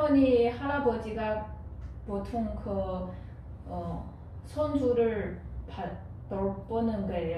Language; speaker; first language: Korean; non-native, fluent; Chinese